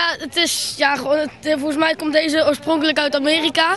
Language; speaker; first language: Dutch; native; Dutch